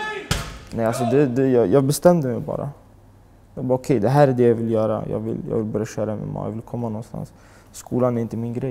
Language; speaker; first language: Swedish; early bilingual, other home language; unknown